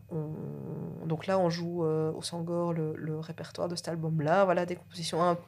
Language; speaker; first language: French; native; French